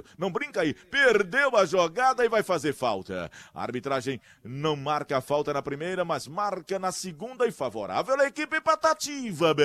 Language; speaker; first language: Portuguese; native; Portuguese